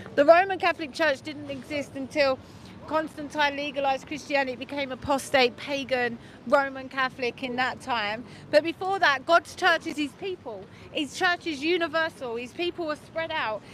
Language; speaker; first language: English; native; English